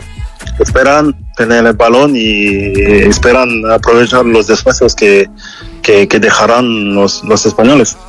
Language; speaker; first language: Spanish; non-native, fluent; French